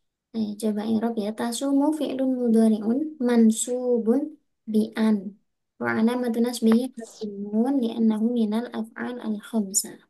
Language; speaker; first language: Arabic; non-native, fluent; Indonesian